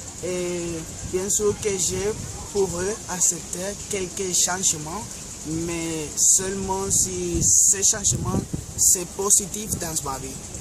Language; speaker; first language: French; non-native, learner; Spanish